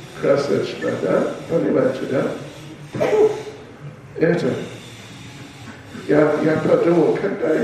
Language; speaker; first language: Russian; non-native, learner; English